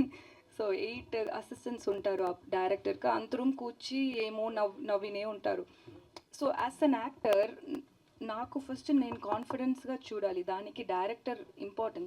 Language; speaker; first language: Telugu; non-native, learner; Tamil